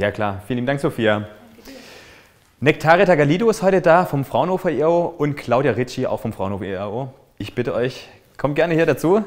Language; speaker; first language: German; native; German